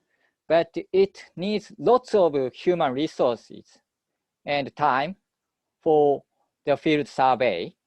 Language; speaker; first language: English; non-native, fluent; Japanese